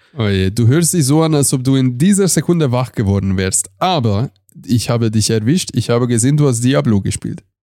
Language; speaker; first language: German; non-native, fluent; Hungarian